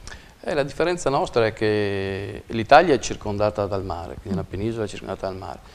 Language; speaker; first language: Italian; native; Italian